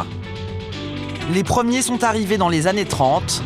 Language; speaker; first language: French; native; French